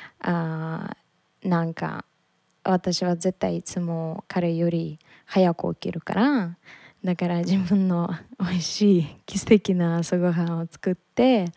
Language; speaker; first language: Japanese; non-native, learner; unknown